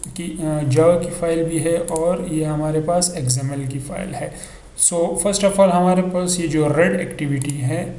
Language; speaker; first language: Urdu; non-native, local second language; Pashto